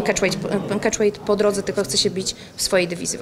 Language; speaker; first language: Polish; native; Polish